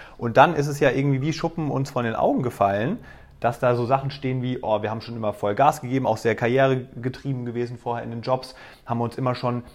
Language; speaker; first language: German; native; German